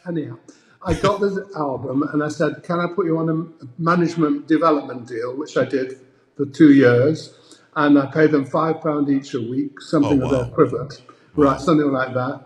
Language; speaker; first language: English; native; English